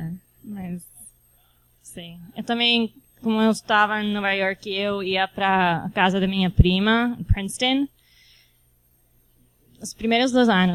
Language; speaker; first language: Portuguese; non-native, fluent; Spanish